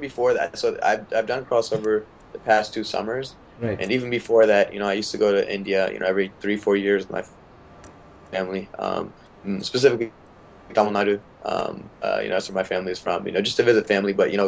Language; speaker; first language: English; native; English